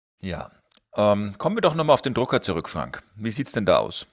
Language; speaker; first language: German; native; German